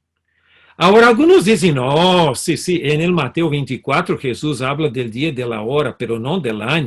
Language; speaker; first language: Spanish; non-native, fluent; Portuguese